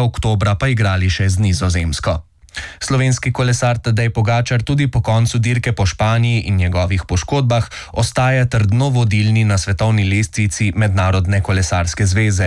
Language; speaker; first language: Slovenian; native; Slovenian